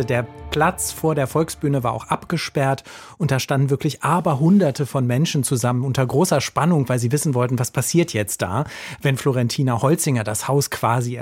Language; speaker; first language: German; native; German